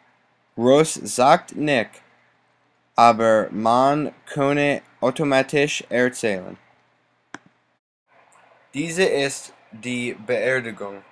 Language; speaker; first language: German; non-native, learner; English